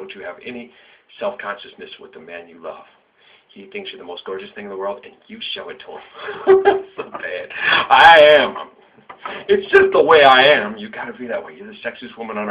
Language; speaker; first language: English; native; English